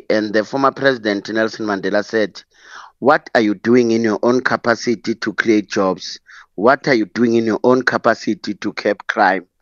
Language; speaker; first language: English; non-native, local second language; Xhosa